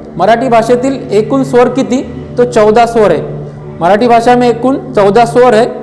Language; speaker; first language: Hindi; non-native, local second language; Marathi